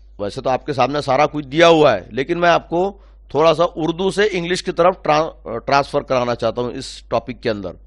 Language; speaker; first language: Urdu; native; Urdu